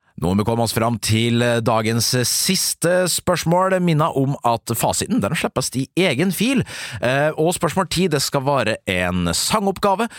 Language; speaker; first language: Norwegian; native; Norwegian